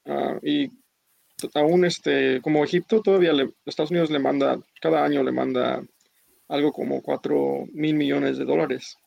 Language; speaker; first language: Spanish; early bilingual, heritage; English